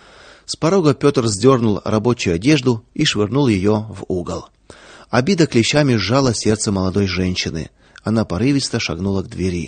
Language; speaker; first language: Russian; native; Russian